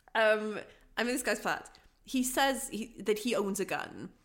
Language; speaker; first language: English; native; English